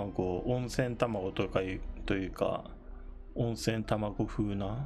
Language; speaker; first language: Japanese; native; Japanese